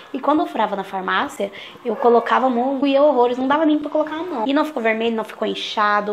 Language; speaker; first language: Portuguese; native; Portuguese